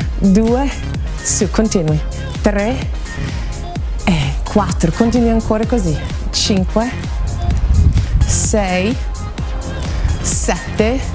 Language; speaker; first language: Italian; non-native, fluent; English